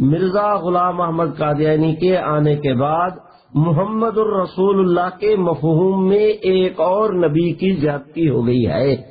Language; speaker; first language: Urdu; non-native, local second language; Saraiki